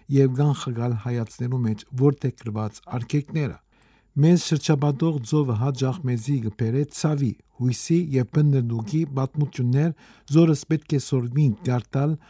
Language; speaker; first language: Armenian; early bilingual, heritage; Armenian